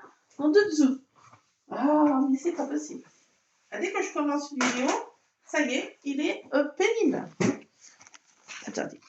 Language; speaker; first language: French; native; French